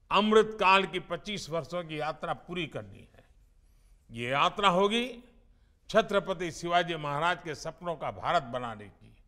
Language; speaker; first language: Hindi; non-native, local second language; Gujarati